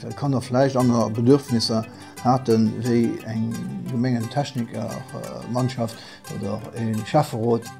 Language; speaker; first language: German; non-native, local second language; Luxembourgish